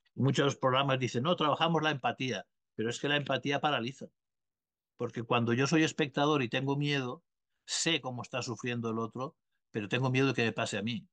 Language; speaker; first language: Spanish; native; Spanish